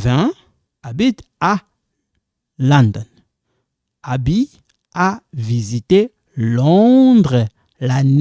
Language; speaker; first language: French; non-native, local second language; Lingala